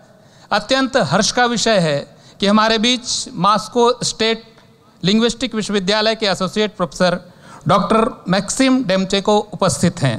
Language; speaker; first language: Hindi; native; Hindi